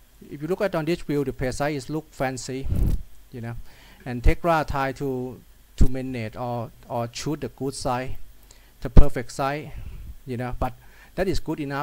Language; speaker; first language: English; non-native, learner; Thai